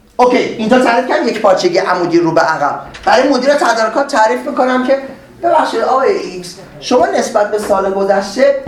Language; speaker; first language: Persian; native; Persian